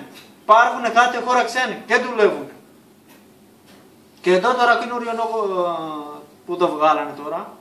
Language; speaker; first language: Greek; non-native, learner; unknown